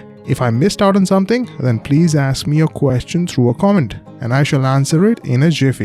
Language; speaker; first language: English; non-native, local second language; Hindi